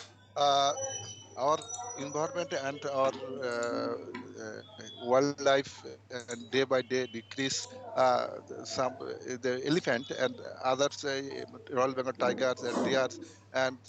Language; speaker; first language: English; non-native, learner; Bangla